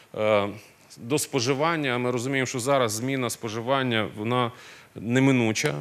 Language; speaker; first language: Ukrainian; non-native, local second language; Russian